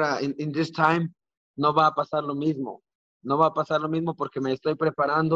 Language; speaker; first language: English; non-native, learner; Spanish